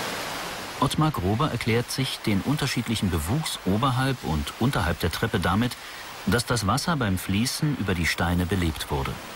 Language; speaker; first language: German; native; German